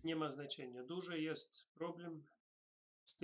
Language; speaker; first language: Polish; non-native, learner; Russian